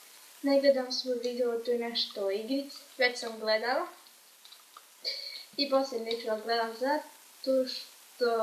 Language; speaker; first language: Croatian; early bilingual, heritage; Croatian